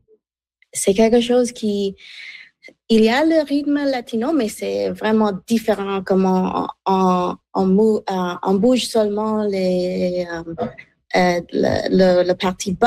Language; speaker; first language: French; non-native, fluent; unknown